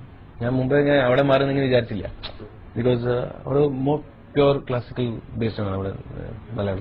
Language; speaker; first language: Malayalam; early bilingual, heritage; Malayalam